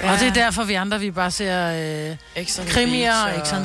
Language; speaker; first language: Danish; native; Danish